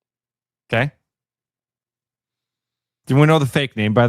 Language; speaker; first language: English; native; English